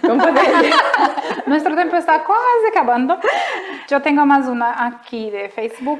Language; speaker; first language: Spanish; non-native, fluent; Portuguese